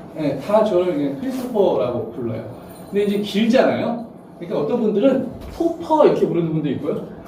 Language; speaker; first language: Korean; native; Korean